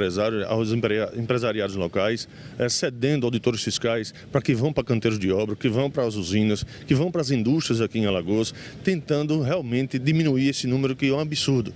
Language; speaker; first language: Portuguese; native; Portuguese